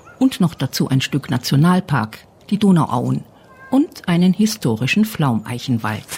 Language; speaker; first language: German; native; German